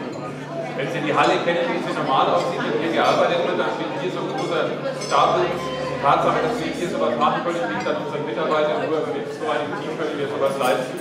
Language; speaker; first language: German; native; German